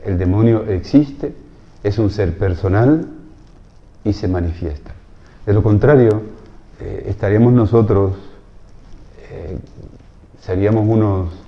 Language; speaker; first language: Spanish; native; Spanish